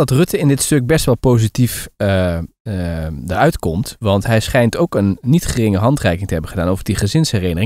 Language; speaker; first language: Dutch; native; Dutch